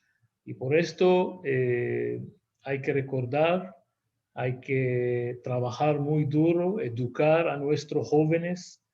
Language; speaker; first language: Spanish; non-native, fluent; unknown